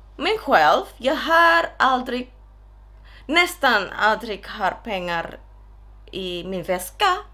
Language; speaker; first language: Swedish; non-native, learner; Indonesian